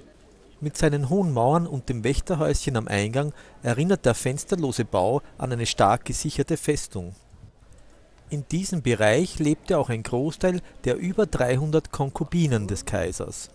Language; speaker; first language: German; native; German